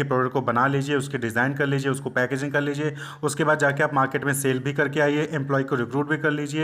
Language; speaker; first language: Hindi; native; Hindi